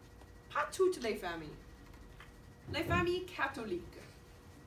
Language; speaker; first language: French; non-native, fluent; English